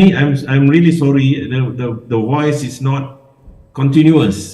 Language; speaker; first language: English; non-native, fluent; Indonesian